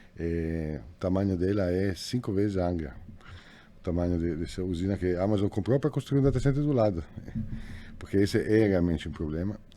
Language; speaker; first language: Portuguese; non-native, fluent; Italian